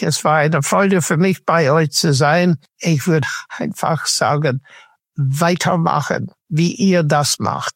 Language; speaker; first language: German; non-native, fluent; English